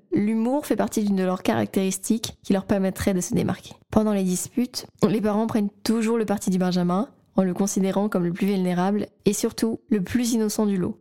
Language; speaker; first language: French; native; French